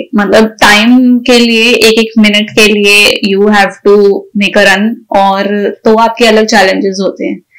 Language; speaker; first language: Hindi; native; Hindi